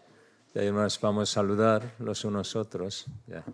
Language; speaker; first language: Spanish; non-native, learner; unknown